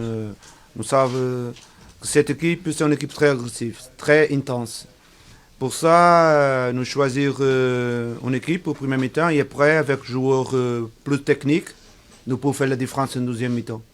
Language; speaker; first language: French; non-native, learner; Portuguese